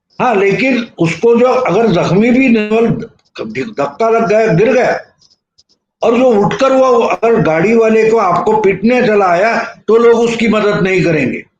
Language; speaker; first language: Hindi; non-native, local second language; Marathi